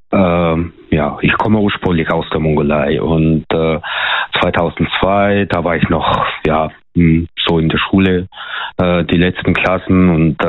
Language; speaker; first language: German; non-native, fluent; Mongolian